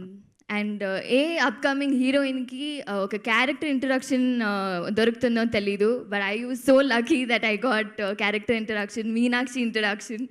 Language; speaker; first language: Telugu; non-native, local second language; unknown